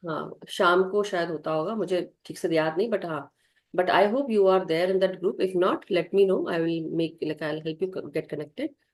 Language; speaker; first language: Hindi; native; Hindi